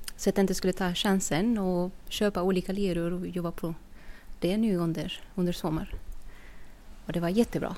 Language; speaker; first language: Swedish; non-native, fluent; Spanish